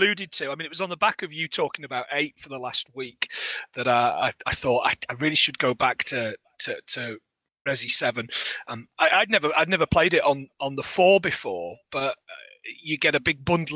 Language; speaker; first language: English; native; English